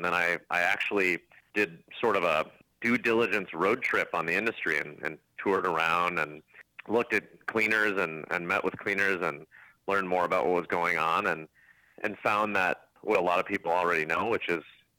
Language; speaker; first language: English; native; English